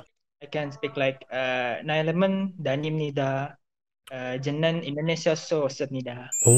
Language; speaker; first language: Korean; non-native, learner; Indonesian